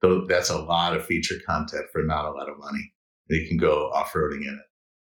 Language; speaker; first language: English; native; English